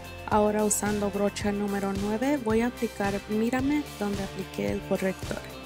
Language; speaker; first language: Spanish; early bilingual, heritage; Spanish